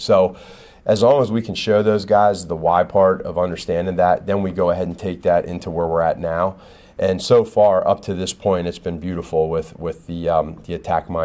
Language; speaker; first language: English; native; English